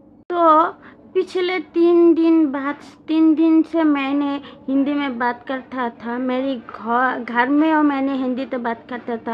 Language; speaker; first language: Hindi; non-native, learner; Bangla